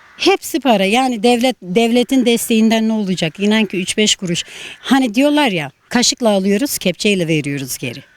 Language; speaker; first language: Turkish; non-native, local second language; Kurdish